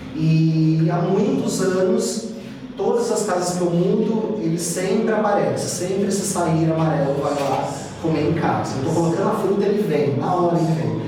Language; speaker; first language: Portuguese; native; Portuguese